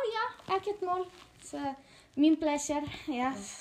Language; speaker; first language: Icelandic; non-native, learner; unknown